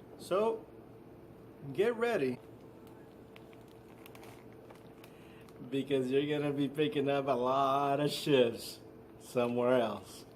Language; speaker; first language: English; native; English